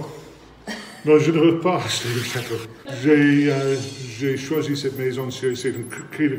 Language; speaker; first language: French; non-native, learner; English